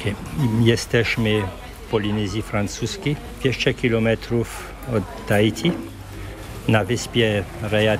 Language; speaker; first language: Polish; early bilingual, heritage; French